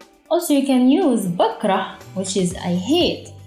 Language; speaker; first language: English; non-native, fluent; Arabic